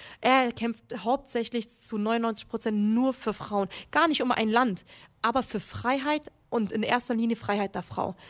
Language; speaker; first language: German; early bilingual, other home language; Kurdish